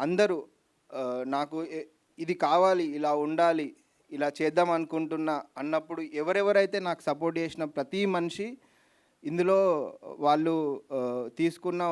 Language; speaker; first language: Telugu; native; Telugu